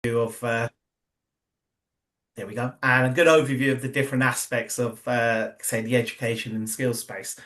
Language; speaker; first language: English; native; English